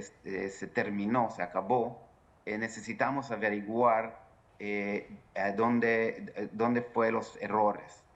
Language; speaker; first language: Spanish; non-native, fluent; Hebrew